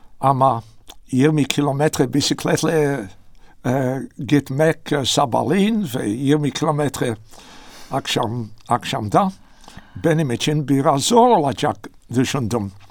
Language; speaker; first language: Turkish; non-native, learner; English